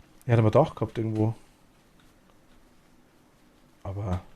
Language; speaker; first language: German; native; German